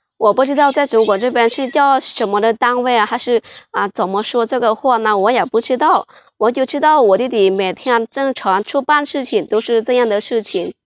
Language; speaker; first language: Chinese; non-native, fluent; Lao